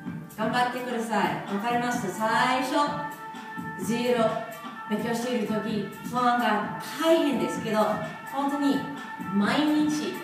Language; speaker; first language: Japanese; non-native, learner; English